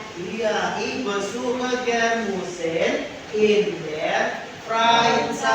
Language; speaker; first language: German; non-native, fluent; Indonesian